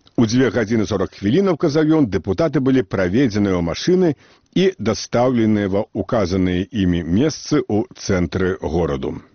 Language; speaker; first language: Belarusian; native; Belarusian